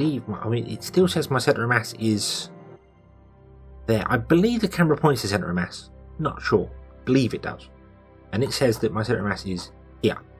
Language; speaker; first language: English; native; English